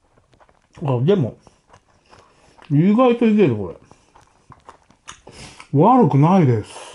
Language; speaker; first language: Japanese; native; Japanese